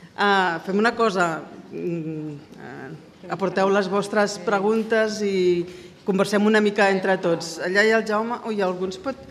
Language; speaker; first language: Catalan; native; Catalan